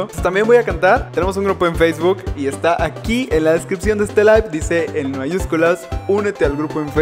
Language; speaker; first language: Spanish; native; Spanish